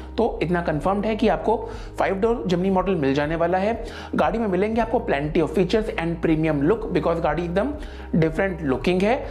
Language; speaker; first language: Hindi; native; Hindi